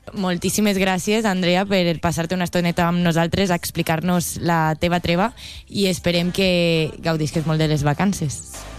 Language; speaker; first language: Catalan; native; Catalan